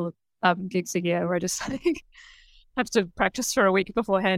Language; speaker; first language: English; native; English